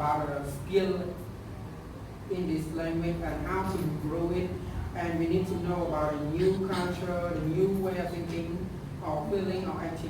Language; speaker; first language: English; non-native, learner; Khmer